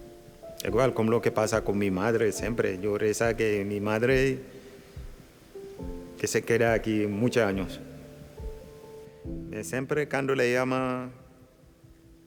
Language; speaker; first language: Spanish; non-native, local second language; Wolof